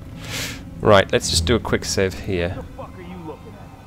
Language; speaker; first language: English; native; English